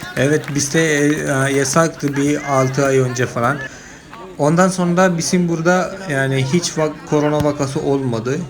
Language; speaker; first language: Turkish; non-native, fluent; Malayalam